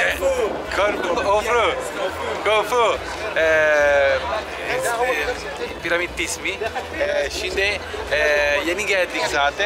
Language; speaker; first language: Turkish; non-native, fluent; Italian